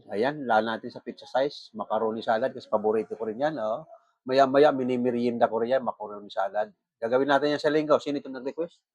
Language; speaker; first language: Filipino; non-native, local second language; Bikol